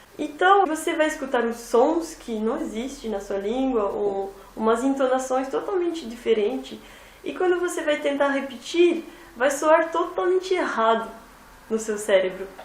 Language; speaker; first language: Portuguese; non-native, fluent; French